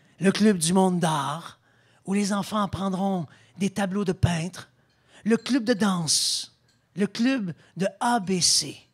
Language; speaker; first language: French; native; French